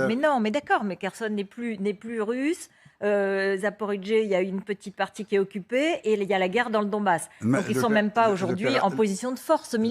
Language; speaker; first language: French; native; French